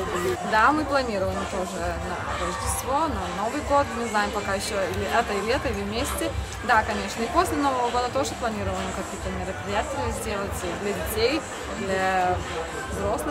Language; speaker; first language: Russian; non-native, fluent; Lithuanian